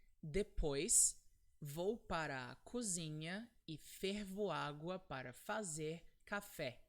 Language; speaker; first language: Portuguese; non-native, fluent; English